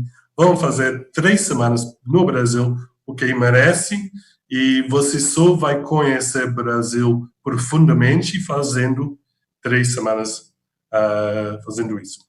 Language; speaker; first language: Portuguese; non-native, fluent; English